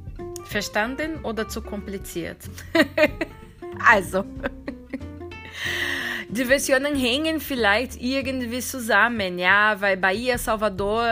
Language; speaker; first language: German; non-native, fluent; Portuguese